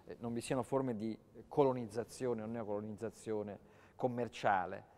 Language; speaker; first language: Italian; native; Italian